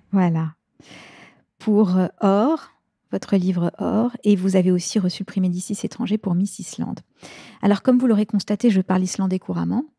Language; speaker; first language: French; native; French